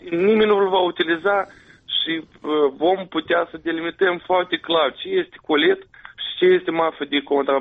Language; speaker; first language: Romanian; native; Romanian